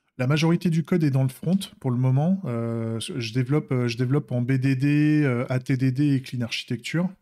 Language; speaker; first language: French; native; French